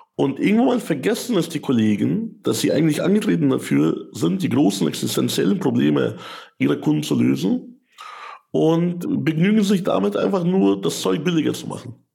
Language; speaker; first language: German; early bilingual, other home language; Russian